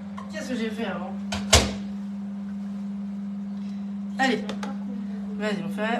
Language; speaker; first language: French; native; French